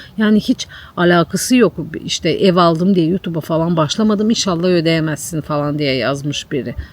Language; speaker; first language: Turkish; native; Turkish